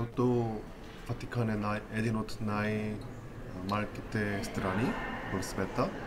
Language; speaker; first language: Bulgarian; non-native, learner; Korean